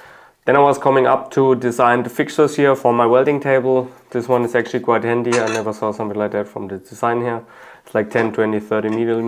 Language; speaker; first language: English; non-native, fluent; German